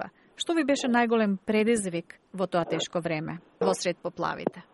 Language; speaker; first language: Macedonian; native; Macedonian